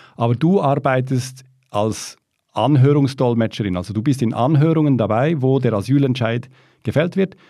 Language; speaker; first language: German; native; German